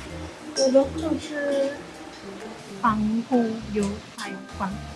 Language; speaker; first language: Chinese; non-native, learner; Korean